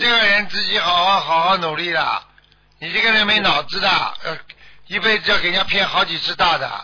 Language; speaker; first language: Chinese; native; Chinese